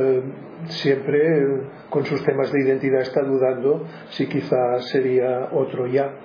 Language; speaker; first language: Spanish; native; Spanish